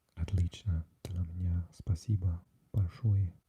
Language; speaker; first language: Russian; non-native, learner; English